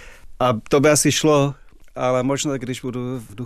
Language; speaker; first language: Czech; non-native, fluent; English